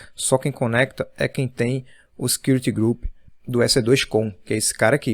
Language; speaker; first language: Portuguese; native; Portuguese